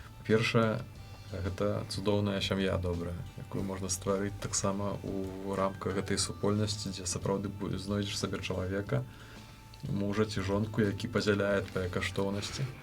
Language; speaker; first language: Belarusian; native; Belarusian